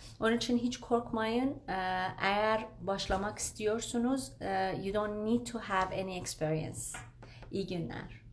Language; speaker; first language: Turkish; non-native, learner; Persian